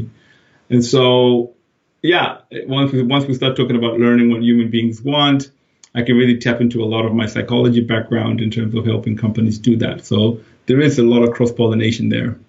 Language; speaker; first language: English; non-native, local second language; Shona